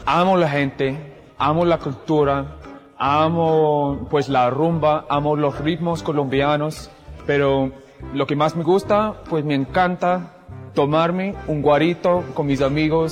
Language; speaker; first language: Spanish; non-native, fluent; English